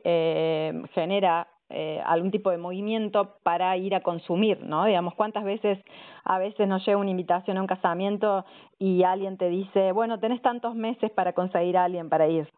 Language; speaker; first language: Spanish; native; Spanish